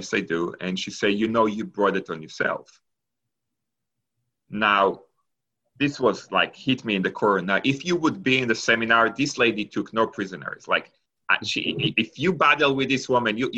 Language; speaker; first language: English; non-native, fluent; Hebrew